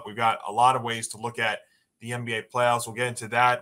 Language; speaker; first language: English; native; English